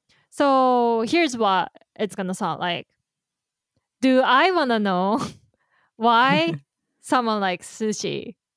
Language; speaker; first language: English; non-native, fluent; Japanese